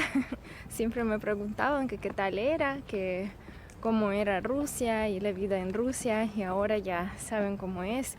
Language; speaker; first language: Spanish; non-native, fluent; Russian